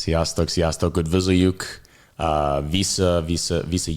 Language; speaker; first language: Hungarian; non-native, learner; English